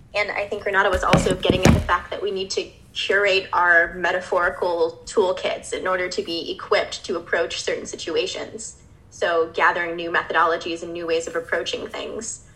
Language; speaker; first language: English; native; English